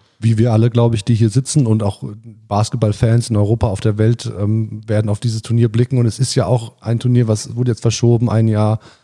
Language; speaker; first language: German; native; German